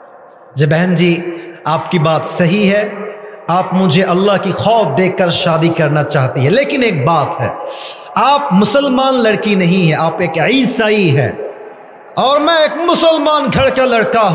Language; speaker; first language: Hindi; non-native, fluent; Bangla